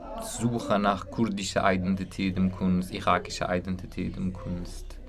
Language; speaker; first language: German; non-native, learner; Kurdish